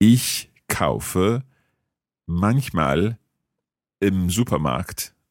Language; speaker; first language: German; non-native, learner; English